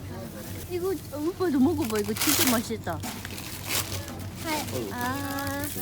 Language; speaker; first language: Korean; non-native, fluent; Japanese